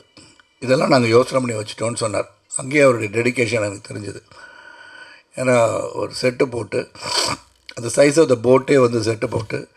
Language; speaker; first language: Tamil; native; Tamil